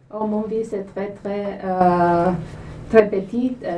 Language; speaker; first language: French; non-native, learner; Italian